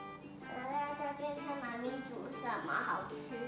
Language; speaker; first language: Chinese; early bilingual, heritage; Chinese